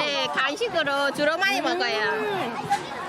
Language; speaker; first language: Korean; non-native, fluent; Khmer